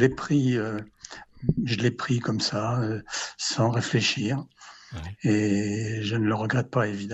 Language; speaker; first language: French; native; French